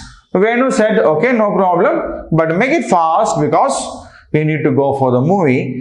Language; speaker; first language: English; non-native, local second language; Telugu